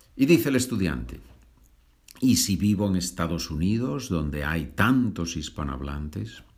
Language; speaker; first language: Spanish; native; Spanish